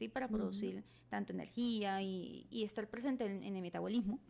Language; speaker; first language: Spanish; native; Spanish